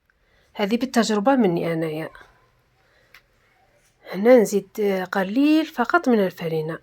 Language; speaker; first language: Arabic; native; Arabic